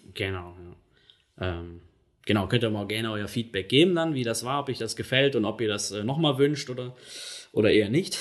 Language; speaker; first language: German; native; German